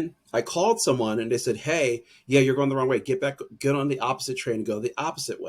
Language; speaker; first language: English; native; English